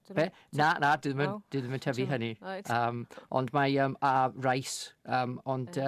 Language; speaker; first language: Welsh; non-native, fluent; English